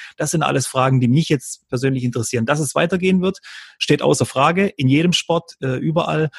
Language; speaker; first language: German; early bilingual, other home language; Croatian